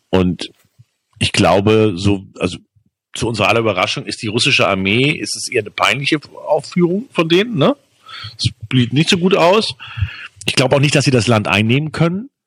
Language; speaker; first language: German; native; German